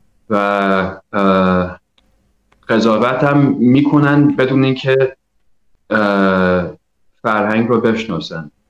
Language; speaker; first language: Persian; early bilingual, heritage; Persian